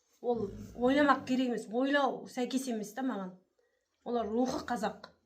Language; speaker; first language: Kazakh; early bilingual, heritage; Kazakh